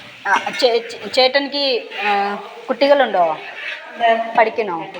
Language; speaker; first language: Malayalam; non-native, local second language; Telugu